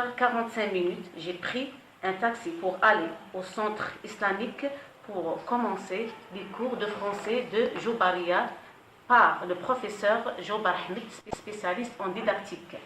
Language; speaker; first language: French; non-native, fluent; Arabic